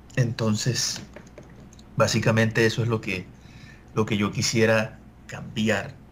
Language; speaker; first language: Spanish; native; Spanish